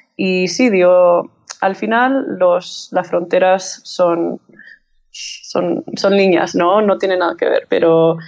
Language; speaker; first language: Spanish; early bilingual, heritage; English